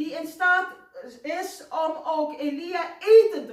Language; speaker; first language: Dutch; non-native, fluent; Indonesian